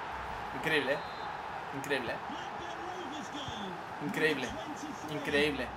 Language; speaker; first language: Spanish; native; Spanish